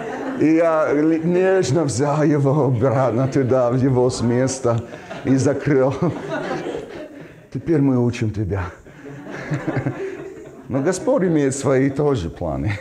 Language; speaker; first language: Russian; non-native, fluent; English